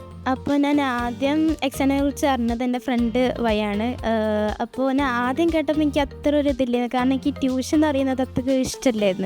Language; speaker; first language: Malayalam; early bilingual, heritage; Malayalam